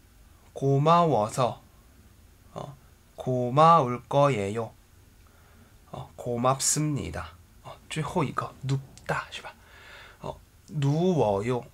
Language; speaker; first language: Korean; non-native, fluent; Chinese